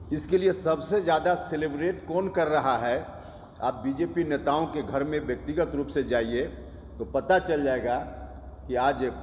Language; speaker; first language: Hindi; native; Hindi